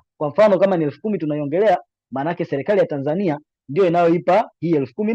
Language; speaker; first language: Swahili; native; Swahili